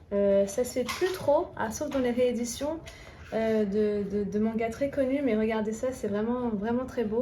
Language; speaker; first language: French; native; French